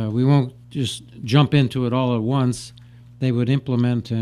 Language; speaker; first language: English; native; English